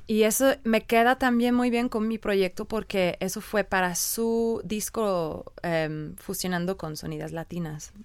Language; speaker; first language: Spanish; non-native, learner; English